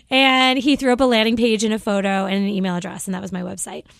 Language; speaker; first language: English; native; English